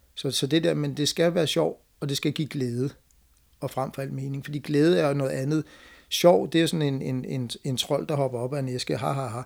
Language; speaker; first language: Danish; native; Danish